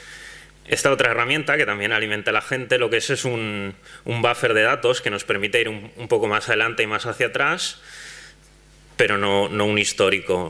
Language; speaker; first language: Spanish; non-native, local second language; Catalan